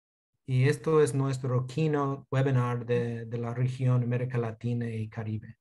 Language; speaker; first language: Spanish; non-native, fluent; English